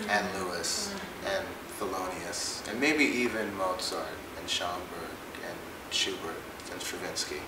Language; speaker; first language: English; native; English